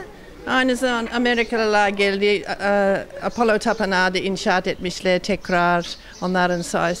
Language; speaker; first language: Turkish; non-native, fluent; English